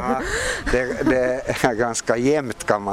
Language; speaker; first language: Swedish; native; Swedish